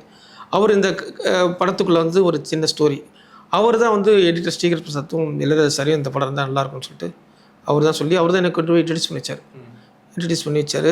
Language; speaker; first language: Tamil; native; Tamil